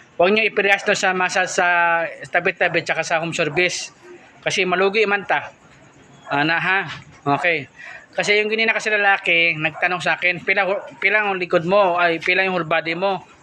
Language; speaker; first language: Filipino; non-native, local second language; Cebuano